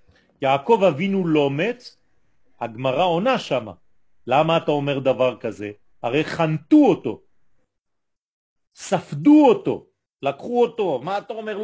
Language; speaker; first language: Hebrew; non-native, fluent; French